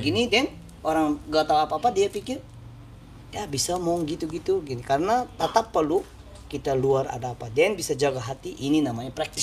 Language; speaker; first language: Indonesian; non-native, learner; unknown